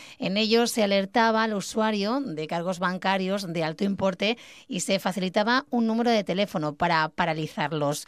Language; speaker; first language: Spanish; native; Spanish